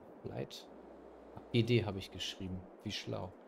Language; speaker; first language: German; native; German